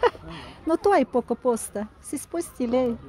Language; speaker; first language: Italian; non-native, learner; Russian